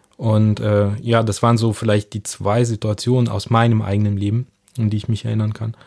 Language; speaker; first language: German; early bilingual, other home language; Russian